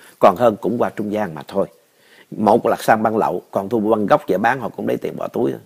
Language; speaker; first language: Vietnamese; native; Vietnamese